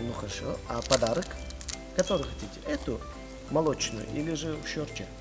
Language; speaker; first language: Russian; non-native, fluent; Tajik